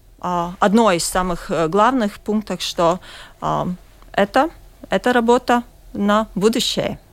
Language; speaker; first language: Russian; non-native, local second language; Latvian